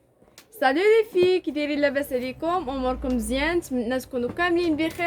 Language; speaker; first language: Arabic; native; Arabic